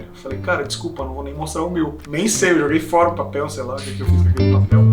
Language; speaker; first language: Portuguese; native; Portuguese